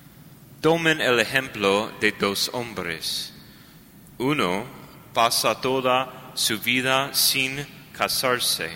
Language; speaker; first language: Spanish; non-native, learner; English